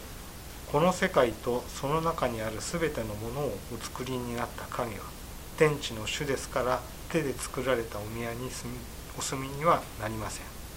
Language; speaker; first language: Japanese; native; Japanese